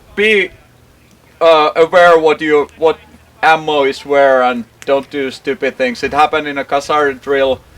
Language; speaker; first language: English; non-native, fluent; Finnish